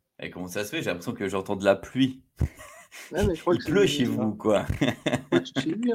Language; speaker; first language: French; native; French